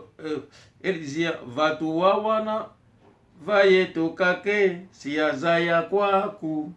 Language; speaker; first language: Portuguese; non-native, local second language; Kongo